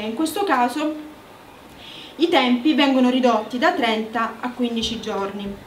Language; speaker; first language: Italian; native; Italian